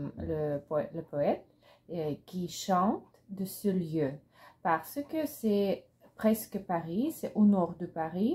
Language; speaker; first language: French; non-native, learner; Russian